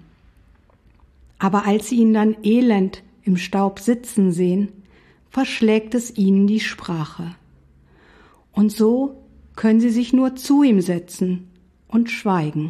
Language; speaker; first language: German; native; German